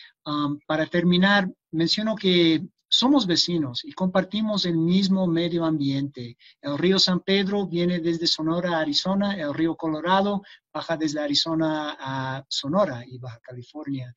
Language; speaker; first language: Spanish; non-native, fluent; English